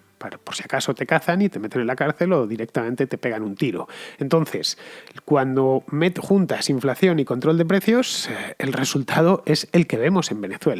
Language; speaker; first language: Spanish; native; Spanish